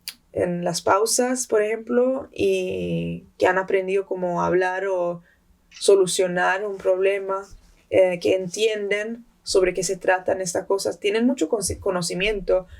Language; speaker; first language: Spanish; early bilingual, heritage; Spanish